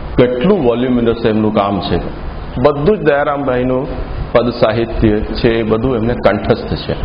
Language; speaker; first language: Gujarati; native; Gujarati